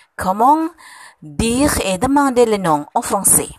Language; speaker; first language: French; non-native, fluent; Indonesian